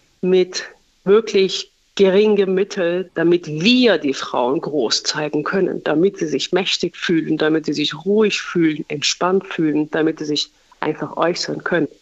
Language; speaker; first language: German; non-native, fluent; Persian